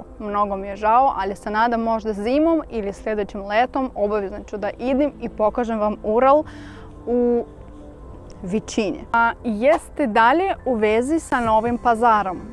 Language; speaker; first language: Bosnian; non-native, learner; Russian